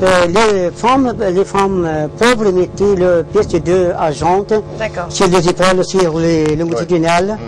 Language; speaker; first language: French; non-native, learner; Arabic